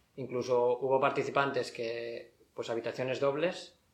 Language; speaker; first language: Spanish; native; Spanish